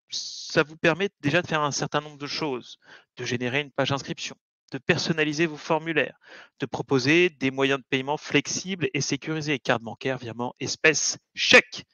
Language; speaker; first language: French; native; French